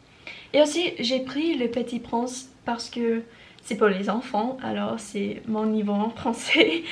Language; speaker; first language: French; non-native, learner; English